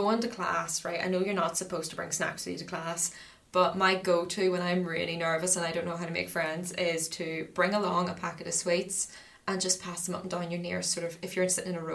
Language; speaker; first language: English; native; English